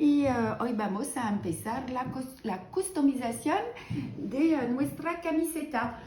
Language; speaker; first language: Spanish; non-native, learner; French